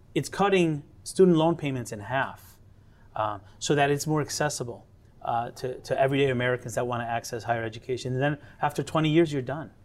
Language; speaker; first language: English; native; English